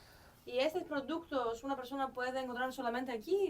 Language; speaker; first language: Spanish; non-native, learner; Greek